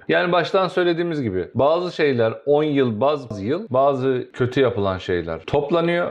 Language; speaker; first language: Turkish; native; Turkish